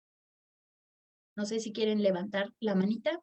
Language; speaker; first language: Spanish; native; Spanish